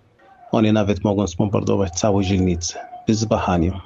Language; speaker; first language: Polish; non-native, fluent; Arabic